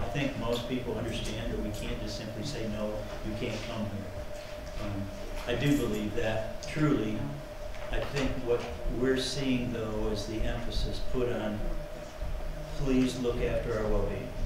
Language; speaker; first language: English; native; English